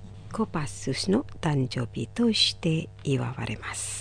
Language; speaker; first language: Japanese; non-native, fluent; Indonesian